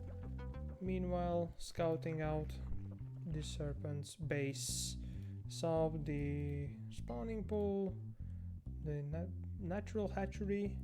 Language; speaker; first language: English; non-native, fluent; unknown